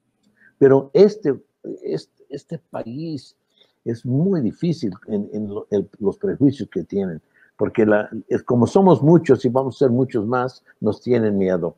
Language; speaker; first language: Spanish; early bilingual, heritage; Spanish